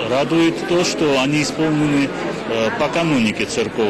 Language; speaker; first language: Russian; non-native, fluent; Georgian